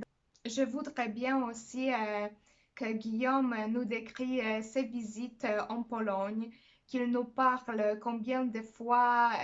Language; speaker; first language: French; non-native, fluent; Polish